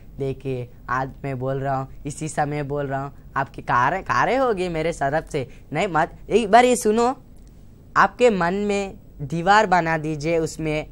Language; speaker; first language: Hindi; non-native, local second language; Telugu